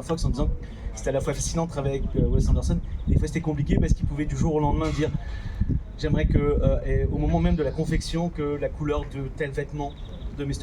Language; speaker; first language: French; native; French